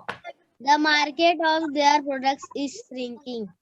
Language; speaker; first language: English; non-native, learner; Hindi